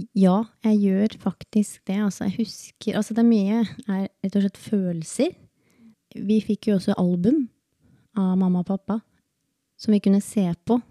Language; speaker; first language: Norwegian; early bilingual, other home language; Spanish